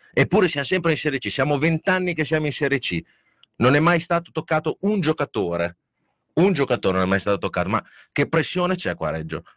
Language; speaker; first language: Italian; non-native, fluent; Spanish